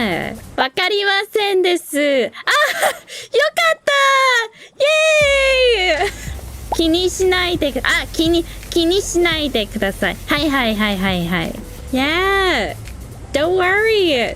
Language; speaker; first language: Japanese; non-native, learner; English